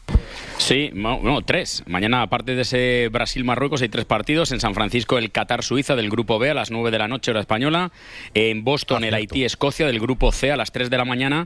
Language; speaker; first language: Spanish; native; Spanish